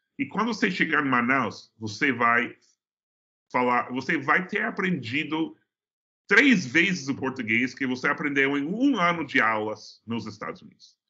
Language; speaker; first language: Portuguese; non-native, fluent; English